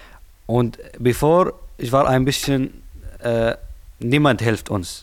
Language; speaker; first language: German; non-native, learner; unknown